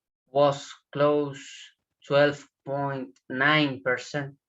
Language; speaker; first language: English; non-native, learner; Spanish